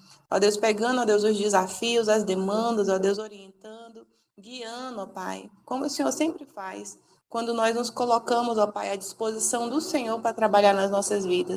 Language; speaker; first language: Portuguese; native; Portuguese